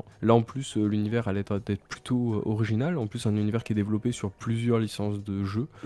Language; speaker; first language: French; native; French